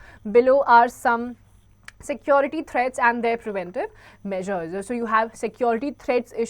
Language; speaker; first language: English; non-native, local second language; Hindi